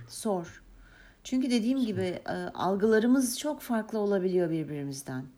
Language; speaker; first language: Turkish; native; Turkish